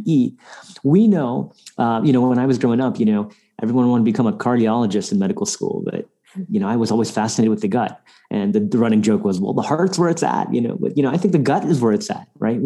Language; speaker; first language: English; non-native, local second language; Bangla